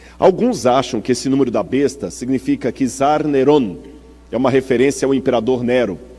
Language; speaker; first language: Portuguese; native; Portuguese